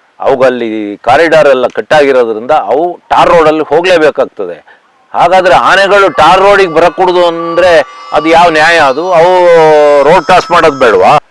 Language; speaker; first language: Kannada; native; Kannada